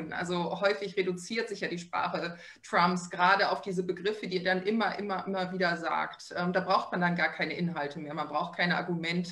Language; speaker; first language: German; native; German